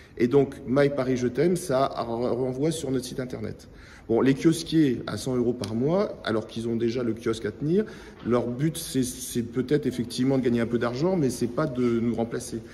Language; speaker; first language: French; native; French